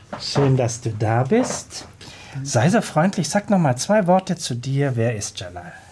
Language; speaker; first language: German; native; German